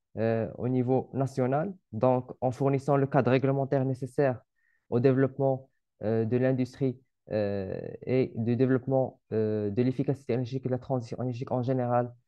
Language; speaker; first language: French; non-native, local second language; Arabic